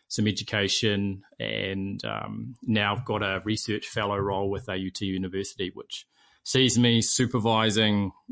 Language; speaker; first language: English; native; English